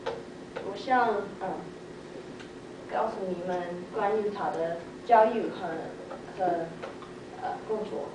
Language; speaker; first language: Chinese; non-native, learner; English